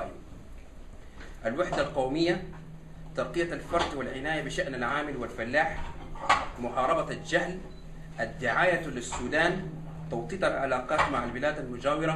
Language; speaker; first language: Arabic; non-native, local second language; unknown